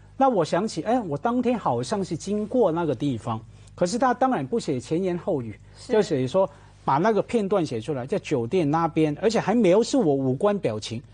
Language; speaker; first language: Chinese; non-native, local second language; Cantonese